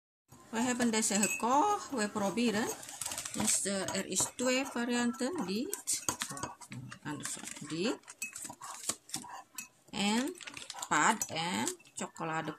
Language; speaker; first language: Dutch; non-native, local second language; Indonesian